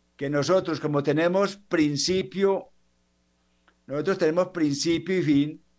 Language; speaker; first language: Spanish; native; Spanish